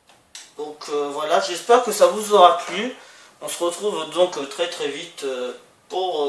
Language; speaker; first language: French; native; French